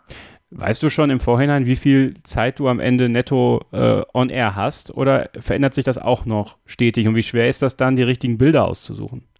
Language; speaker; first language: German; native; German